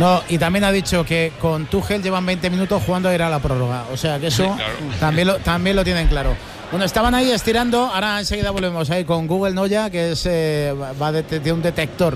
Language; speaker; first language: Spanish; native; Spanish